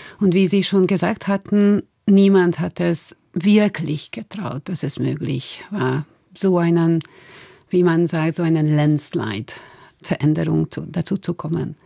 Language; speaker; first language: German; non-native, fluent; Hungarian